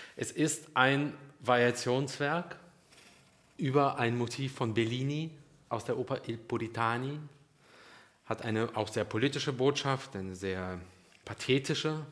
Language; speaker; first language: German; early bilingual, other home language; Russian